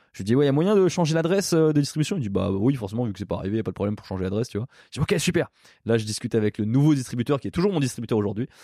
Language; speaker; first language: French; native; French